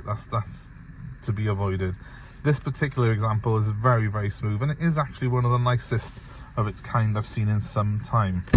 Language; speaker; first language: English; native; English